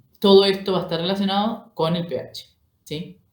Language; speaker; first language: Spanish; native; Spanish